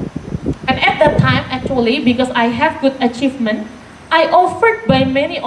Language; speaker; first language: English; non-native, fluent; Indonesian